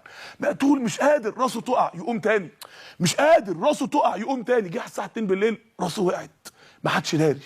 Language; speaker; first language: Arabic; native; Arabic